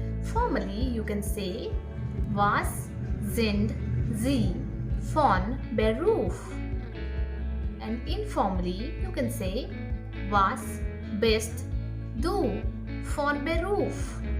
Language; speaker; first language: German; non-native, fluent; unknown